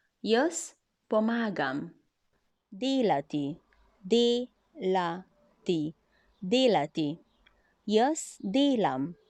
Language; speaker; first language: Slovenian; non-native, learner; Chinese